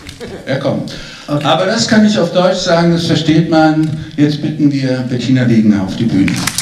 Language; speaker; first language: German; native; German